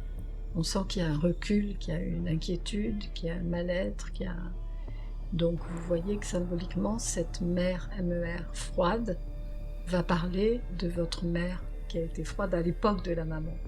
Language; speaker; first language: French; native; French